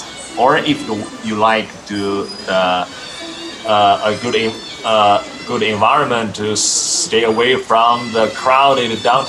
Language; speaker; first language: English; non-native, fluent; Chinese